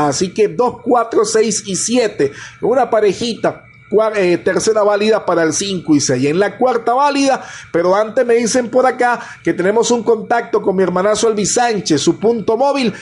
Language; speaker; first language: Spanish; native; Spanish